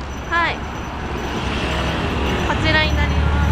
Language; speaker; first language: Japanese; native; Japanese